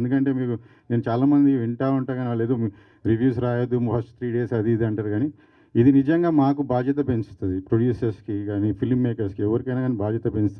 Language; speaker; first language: Telugu; native; Telugu